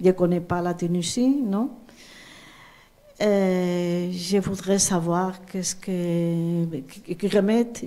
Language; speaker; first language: French; non-native, fluent; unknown